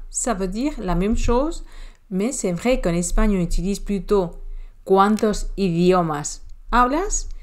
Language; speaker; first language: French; non-native, fluent; Spanish